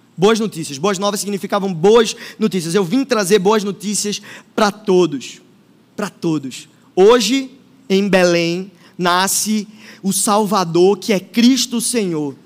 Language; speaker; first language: Portuguese; native; Portuguese